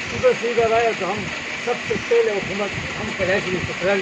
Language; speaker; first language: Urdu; non-native, local second language; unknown